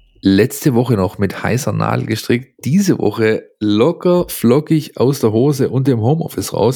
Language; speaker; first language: German; native; German